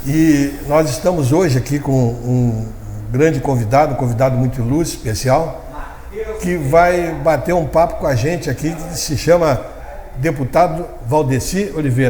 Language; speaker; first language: Portuguese; native; Portuguese